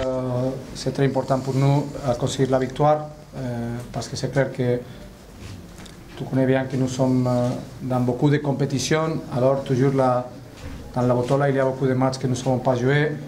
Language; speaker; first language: French; non-native, fluent; Spanish